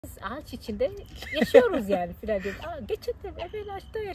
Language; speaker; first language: Turkish; non-native, fluent; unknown